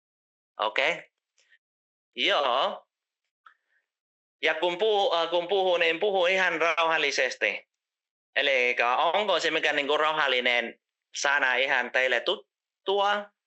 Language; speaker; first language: Finnish; non-native, fluent; Vietnamese